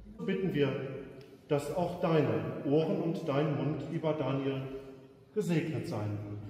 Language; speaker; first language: German; native; German